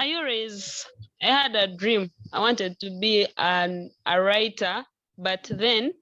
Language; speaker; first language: English; non-native, local second language; Nyankole